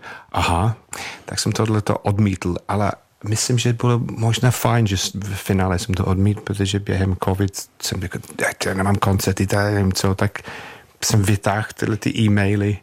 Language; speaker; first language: Czech; non-native, fluent; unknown